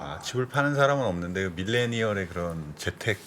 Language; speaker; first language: Korean; native; Korean